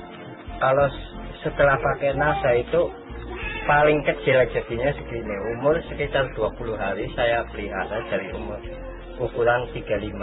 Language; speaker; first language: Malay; non-native, local second language; Javanese